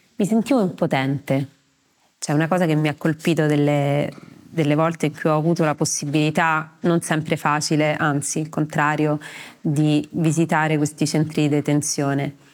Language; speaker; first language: Italian; native; Italian